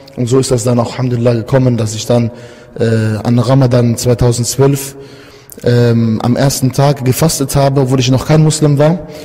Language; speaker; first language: German; early bilingual, other home language; Italian